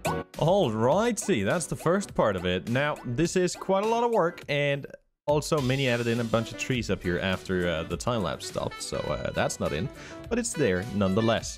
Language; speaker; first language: English; native; English